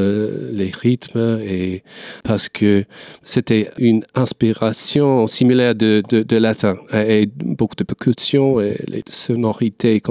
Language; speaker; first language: French; non-native, learner; English